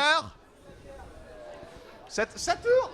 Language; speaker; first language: French; native; French